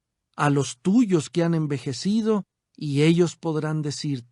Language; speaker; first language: Spanish; native; Spanish